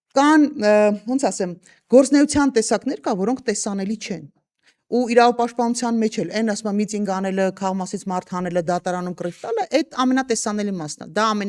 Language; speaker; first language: Armenian; native; Armenian